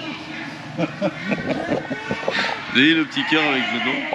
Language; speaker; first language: French; native; French